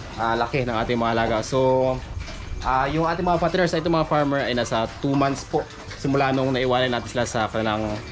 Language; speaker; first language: Filipino; non-native, local second language; Aklanon